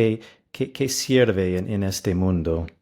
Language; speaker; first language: Spanish; non-native, fluent; English